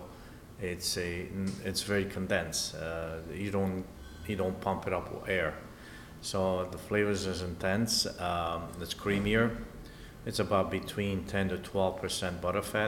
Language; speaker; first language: English; non-native, fluent; Italian